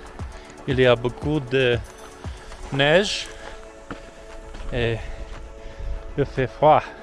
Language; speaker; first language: French; non-native, learner; English